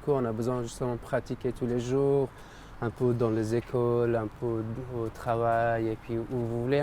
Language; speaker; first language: French; non-native, fluent; Persian